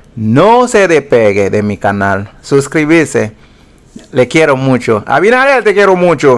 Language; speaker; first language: Spanish; non-native, fluent; Haitian Creole